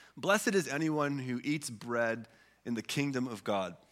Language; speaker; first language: English; early bilingual, other home language; Swedish